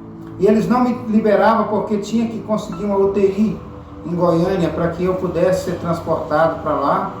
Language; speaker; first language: Portuguese; native; Portuguese